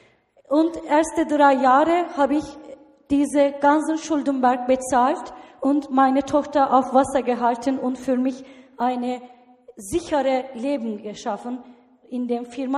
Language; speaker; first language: German; non-native, learner; Turkish